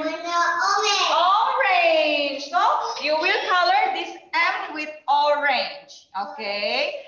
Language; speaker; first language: English; non-native, learner; Indonesian